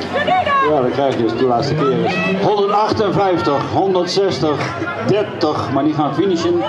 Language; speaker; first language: Dutch; native; Dutch